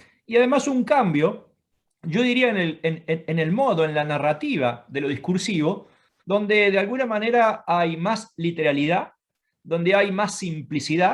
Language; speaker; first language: Spanish; native; Spanish